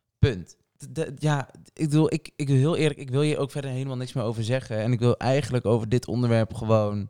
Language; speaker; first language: Dutch; early bilingual, other home language; Portuguese